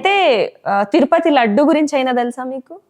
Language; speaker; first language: Telugu; native; Telugu